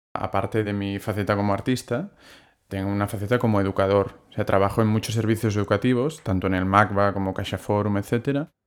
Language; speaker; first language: Spanish; non-native, local second language; Catalan